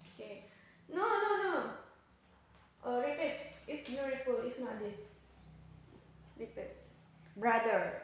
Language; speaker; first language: English; non-native, learner; Indonesian